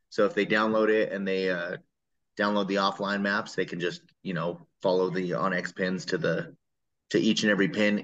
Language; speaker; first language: English; native; English